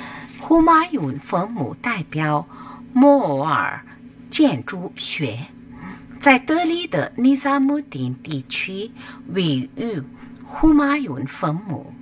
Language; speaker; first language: Chinese; non-native, fluent; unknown